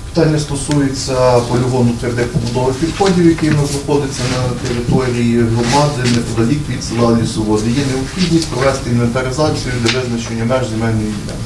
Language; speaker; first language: Ukrainian; native; Ukrainian